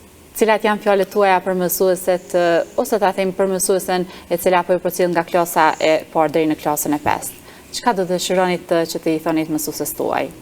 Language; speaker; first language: Albanian; native; Albanian